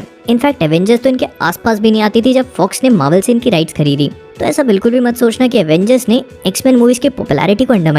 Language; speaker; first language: Hindi; native; Hindi